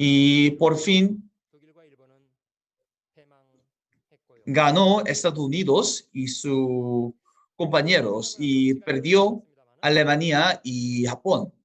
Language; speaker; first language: Spanish; non-native, fluent; Korean